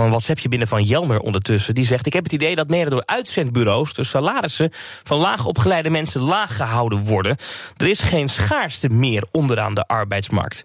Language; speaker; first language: Dutch; native; Dutch